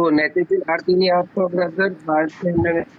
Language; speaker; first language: Indonesian; non-native, learner; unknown